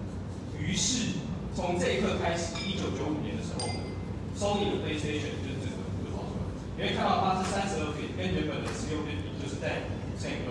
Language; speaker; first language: Chinese; native; Chinese